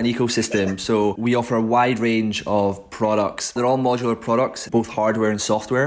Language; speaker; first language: English; native; English